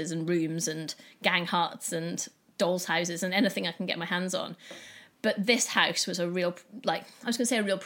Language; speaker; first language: English; native; English